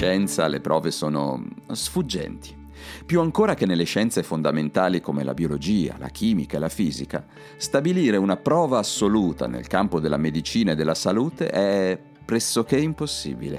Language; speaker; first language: Italian; native; Italian